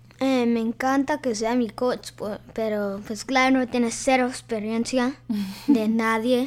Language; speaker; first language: Spanish; early bilingual, heritage; Spanish